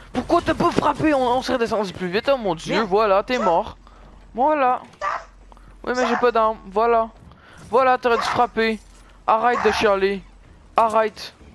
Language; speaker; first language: French; native; French